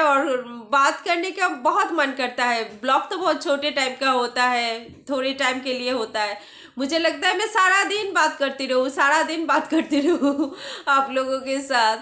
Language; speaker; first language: Hindi; non-native, local second language; Bangla